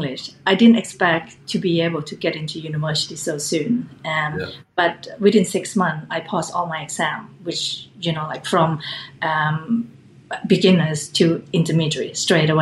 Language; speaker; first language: English; non-native, fluent; Thai